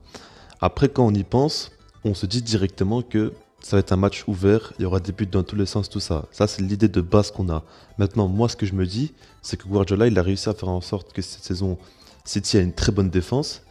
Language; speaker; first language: French; native; French